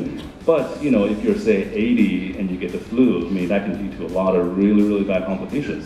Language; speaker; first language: English; native; English